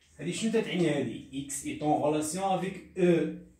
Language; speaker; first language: French; non-native, local second language; Arabic